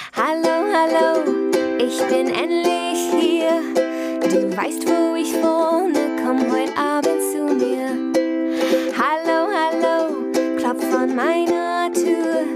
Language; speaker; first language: German; non-native, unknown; English